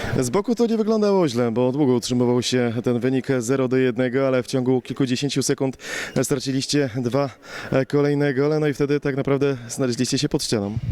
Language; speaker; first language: Polish; native; Polish